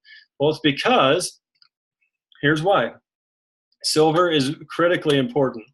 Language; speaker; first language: English; native; English